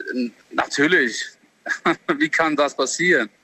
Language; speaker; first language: German; non-native, learner; Albanian